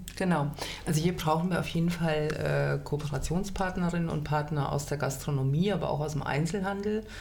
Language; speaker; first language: German; native; German